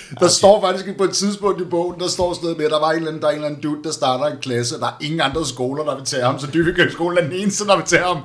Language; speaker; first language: Danish; native; Danish